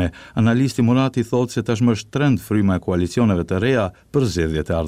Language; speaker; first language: Albanian; native; Albanian